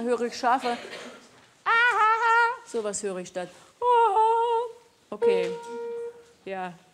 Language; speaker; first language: German; native; German